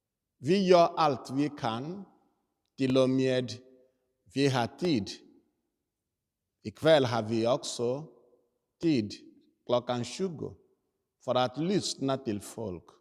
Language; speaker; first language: Swedish; non-native, fluent; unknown